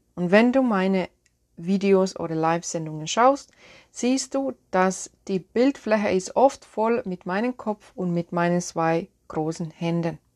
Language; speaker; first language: German; non-native, fluent; Finnish